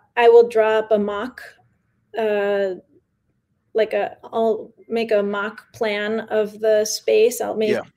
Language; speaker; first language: English; early bilingual, other home language; Spanish